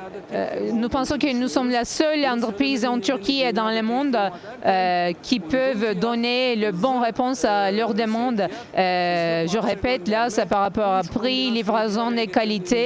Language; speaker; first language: French; non-native, learner; Turkish